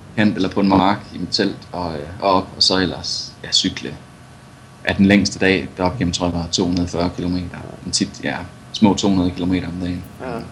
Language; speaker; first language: Danish; native; Danish